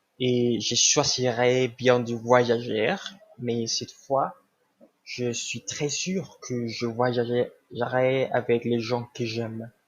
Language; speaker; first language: French; non-native, learner; Spanish